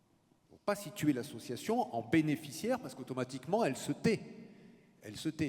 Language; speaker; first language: French; native; French